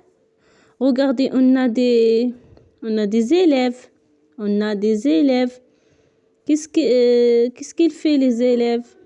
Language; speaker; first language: French; non-native, local second language; Arabic